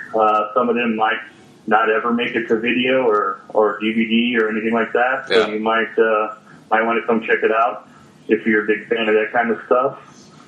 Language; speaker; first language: English; native; English